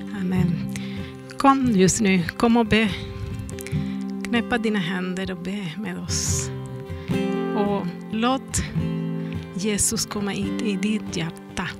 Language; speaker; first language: Swedish; non-native, learner; Spanish